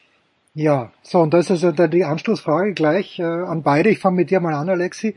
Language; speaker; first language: German; native; German